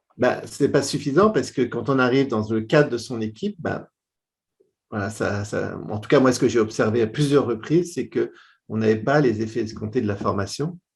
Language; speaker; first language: French; native; French